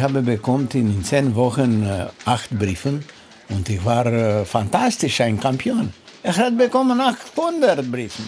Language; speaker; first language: German; non-native, learner; Romanian